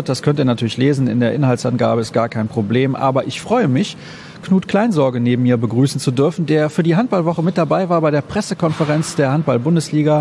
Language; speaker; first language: German; native; German